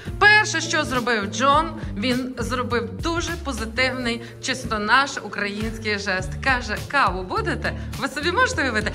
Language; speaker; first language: Ukrainian; native; Ukrainian